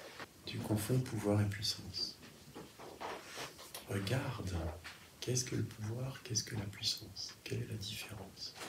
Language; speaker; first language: French; native; French